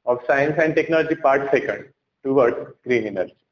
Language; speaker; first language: English; non-native, local second language; Marathi